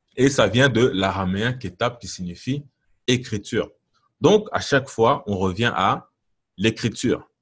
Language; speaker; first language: French; non-native, local second language; Lingala